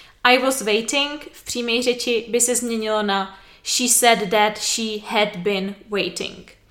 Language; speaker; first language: English; non-native, fluent; Czech